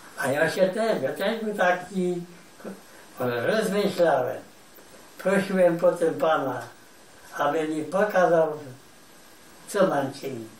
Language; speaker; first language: Polish; native; Polish